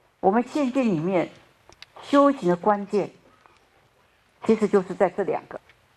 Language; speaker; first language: Chinese; native; Chinese